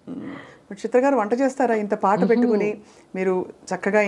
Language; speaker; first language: Telugu; native; Telugu